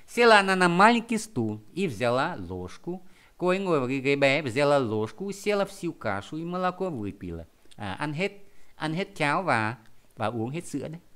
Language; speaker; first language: Vietnamese; native; Vietnamese